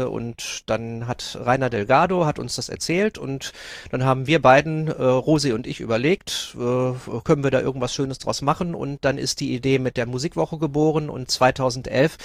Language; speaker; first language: German; native; German